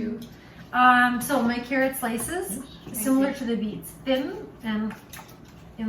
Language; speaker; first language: English; native; English